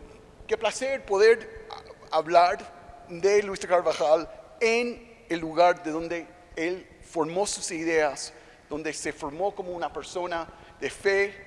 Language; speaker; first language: Spanish; non-native, fluent; English